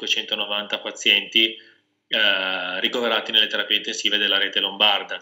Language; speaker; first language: Italian; native; Italian